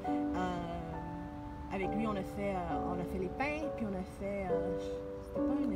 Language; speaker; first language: French; non-native, fluent; Spanish